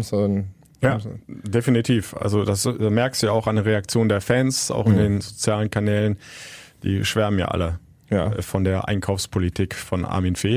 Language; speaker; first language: German; native; German